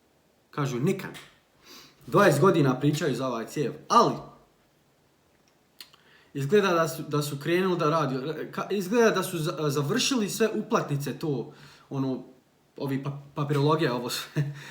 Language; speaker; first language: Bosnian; early bilingual, heritage; Bosnian